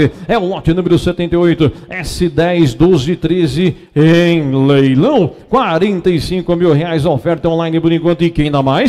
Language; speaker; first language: Portuguese; native; Portuguese